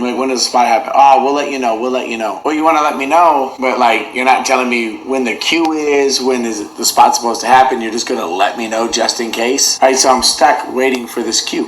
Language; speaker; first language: English; native; English